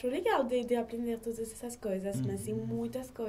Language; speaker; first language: Portuguese; non-native, learner; French